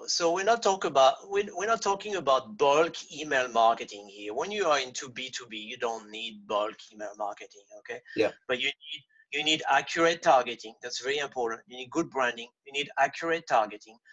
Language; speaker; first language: English; non-native, fluent; French